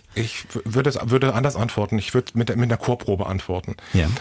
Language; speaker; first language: German; native; German